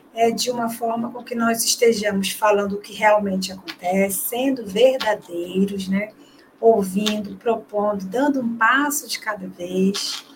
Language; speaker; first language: Portuguese; native; Portuguese